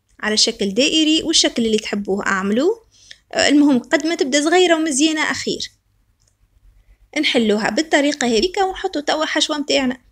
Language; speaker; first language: Arabic; native; Arabic